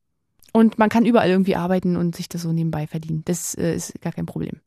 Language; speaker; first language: German; native; German